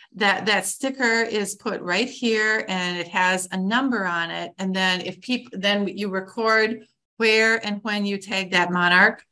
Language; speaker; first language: English; native; English